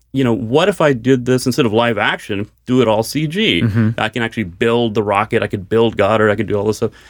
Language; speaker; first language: English; native; English